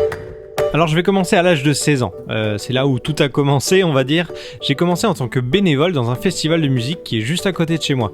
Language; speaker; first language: French; native; French